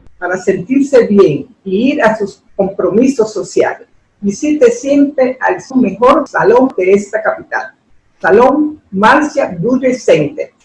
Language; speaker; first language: Spanish; native; Spanish